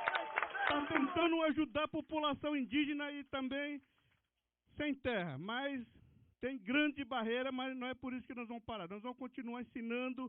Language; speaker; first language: Portuguese; non-native, local second language; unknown